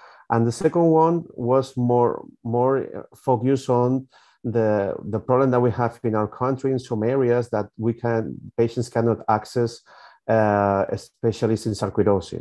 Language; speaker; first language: English; non-native, fluent; Spanish